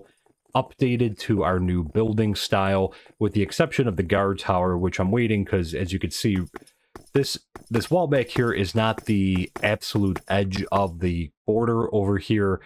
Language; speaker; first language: English; native; English